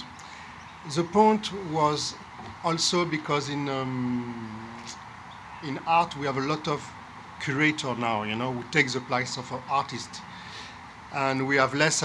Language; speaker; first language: English; non-native, learner; French